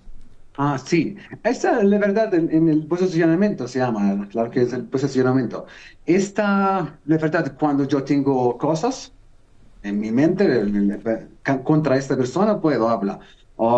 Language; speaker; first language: Spanish; non-native, learner; Arabic